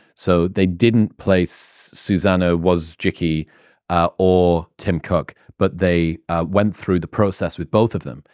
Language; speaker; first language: English; native; English